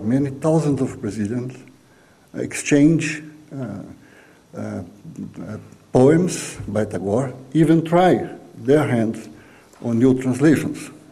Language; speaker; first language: English; non-native, fluent; Portuguese